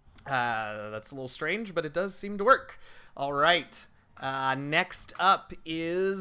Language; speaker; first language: English; native; English